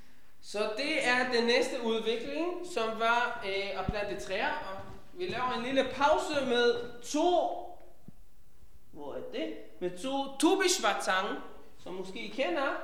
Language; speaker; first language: Danish; non-native, fluent; Hebrew